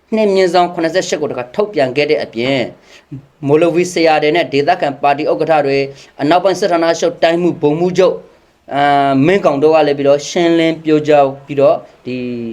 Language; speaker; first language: Burmese; native; Burmese